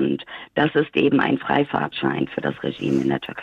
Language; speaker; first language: German; early bilingual, other home language; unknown